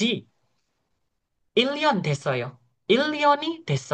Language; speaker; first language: Korean; non-native, fluent; Indonesian